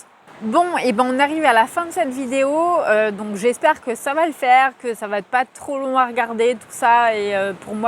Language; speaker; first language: French; native; French